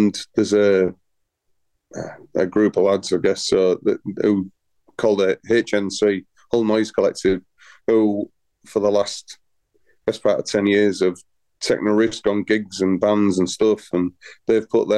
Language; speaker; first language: English; native; English